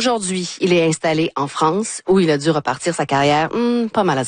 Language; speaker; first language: French; native; French